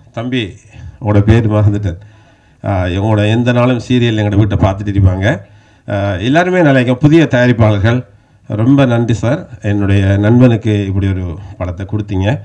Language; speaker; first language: Tamil; native; Tamil